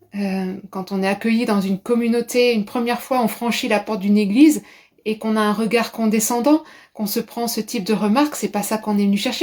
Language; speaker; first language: French; native; French